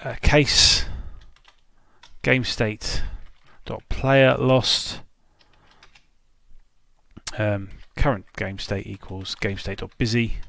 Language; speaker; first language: English; native; English